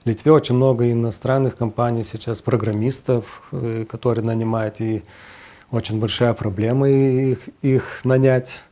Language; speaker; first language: Russian; non-native, fluent; Lithuanian